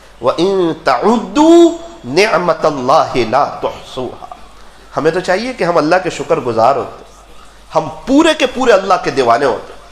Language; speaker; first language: Urdu; non-native, local second language; Gujarati